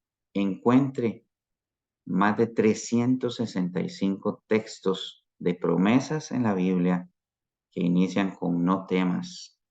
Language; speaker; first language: Spanish; native; Spanish